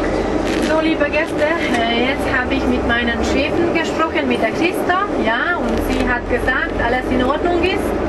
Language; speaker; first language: German; non-native, learner; Hungarian